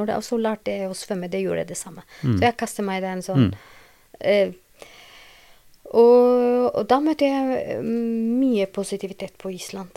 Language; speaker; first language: Norwegian; non-native, learner; Albanian